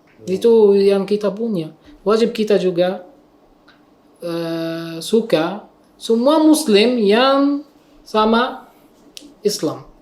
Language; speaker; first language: Indonesian; non-native, learner; Arabic